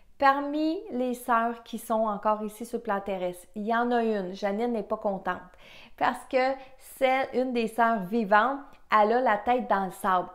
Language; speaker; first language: French; native; French